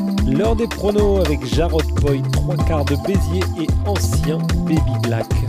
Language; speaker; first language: French; native; French